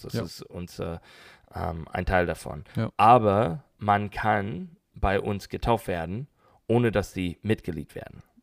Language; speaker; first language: German; non-native, learner; English